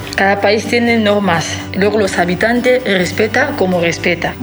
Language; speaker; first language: Spanish; non-native, fluent; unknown